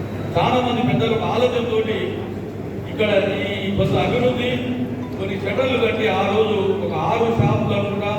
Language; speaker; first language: Telugu; native; Telugu